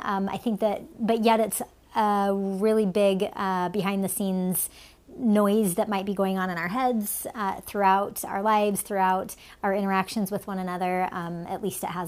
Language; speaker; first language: English; native; English